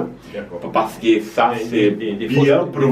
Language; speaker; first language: French; non-native, fluent; Portuguese